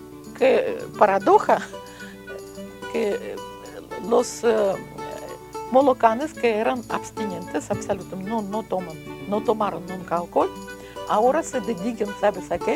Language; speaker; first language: Spanish; non-native, fluent; Russian